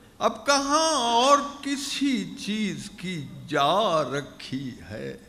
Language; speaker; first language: Urdu; non-native, local second language; Punjabi